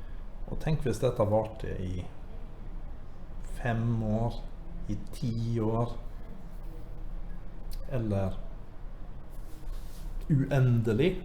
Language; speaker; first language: Norwegian; native; Norwegian